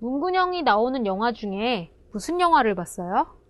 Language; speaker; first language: Korean; native; Korean